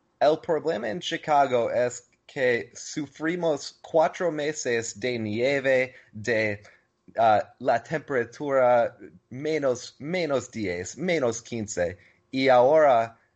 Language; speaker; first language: Spanish; non-native, learner; English